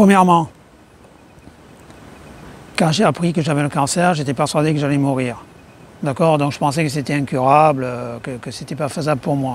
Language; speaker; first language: French; native; French